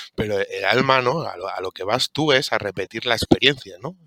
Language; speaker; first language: Spanish; native; Spanish